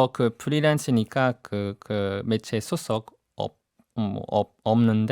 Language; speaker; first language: Korean; non-native, fluent; English